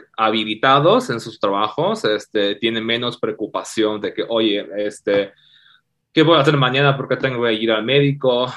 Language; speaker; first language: Spanish; non-native, fluent; Chinese